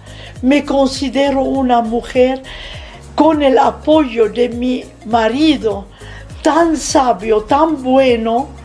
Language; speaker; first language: Spanish; non-native, fluent; Arabic